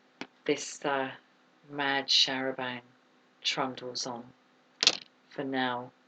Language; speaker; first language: English; native; English